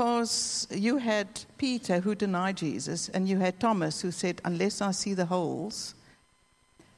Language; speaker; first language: English; native; English